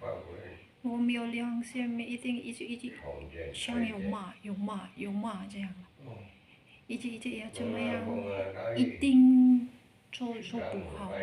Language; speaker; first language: Chinese; non-native, learner; Indonesian